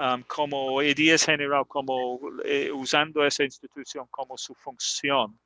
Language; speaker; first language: Spanish; non-native, fluent; English